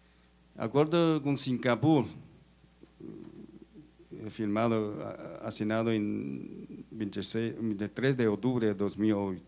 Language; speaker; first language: Spanish; non-native, fluent; Chinese